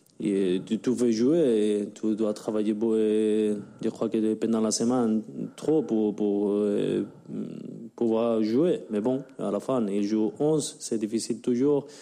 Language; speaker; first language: French; non-native, learner; Spanish